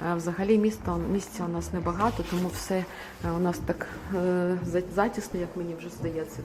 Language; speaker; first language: Ukrainian; non-native, local second language; Russian